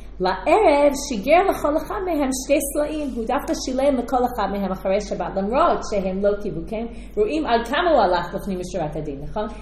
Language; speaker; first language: Hebrew; non-native, fluent; English